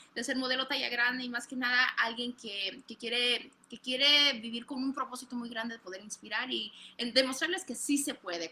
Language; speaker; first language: Spanish; early bilingual, heritage; Spanish